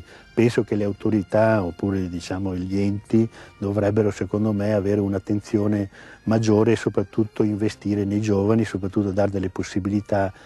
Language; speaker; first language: Italian; native; Italian